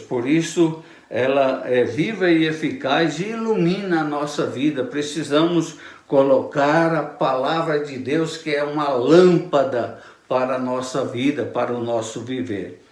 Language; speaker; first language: Portuguese; native; Portuguese